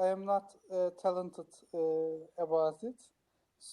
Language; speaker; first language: English; non-native, learner; Turkish